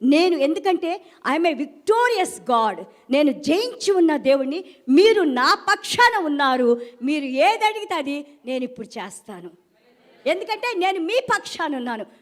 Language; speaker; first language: Telugu; native; Telugu